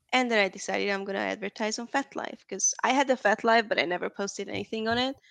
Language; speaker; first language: English; non-native, fluent; Hungarian